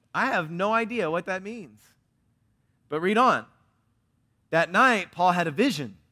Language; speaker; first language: English; native; English